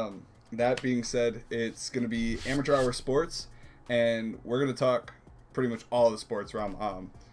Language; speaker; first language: English; native; English